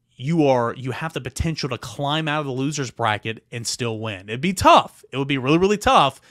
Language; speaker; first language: English; native; English